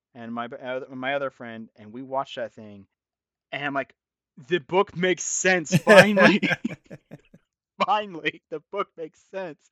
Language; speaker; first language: English; native; English